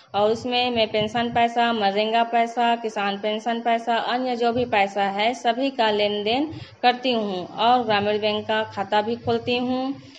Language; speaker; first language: Hindi; native; Hindi